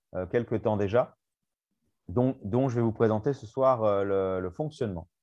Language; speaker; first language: French; native; French